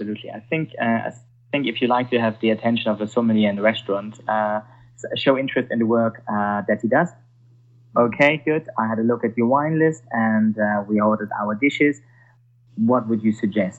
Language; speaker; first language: English; non-native, fluent; German